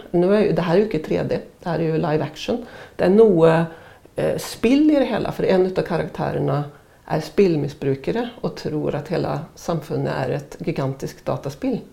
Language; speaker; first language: Swedish; native; Swedish